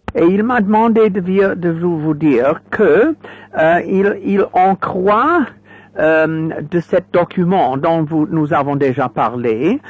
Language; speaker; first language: French; non-native, fluent; English